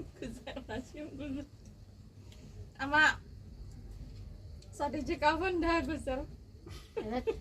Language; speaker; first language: Turkish; non-native, learner; Indonesian